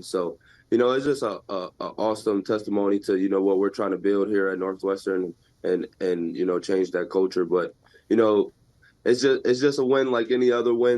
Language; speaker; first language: English; native; English